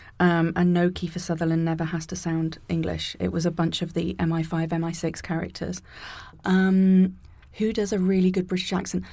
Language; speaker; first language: English; native; English